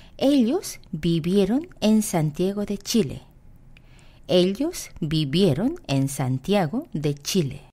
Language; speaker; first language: Spanish; non-native, fluent; Korean